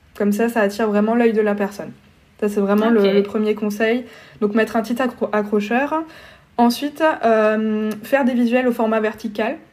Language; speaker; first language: French; native; French